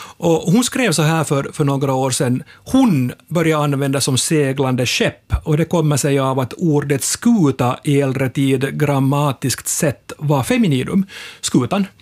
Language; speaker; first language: Swedish; native; Swedish